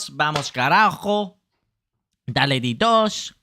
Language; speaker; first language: Spanish; non-native, learner; English